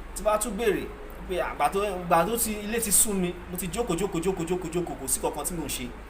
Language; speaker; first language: Yoruba; non-native, local second language; Igbo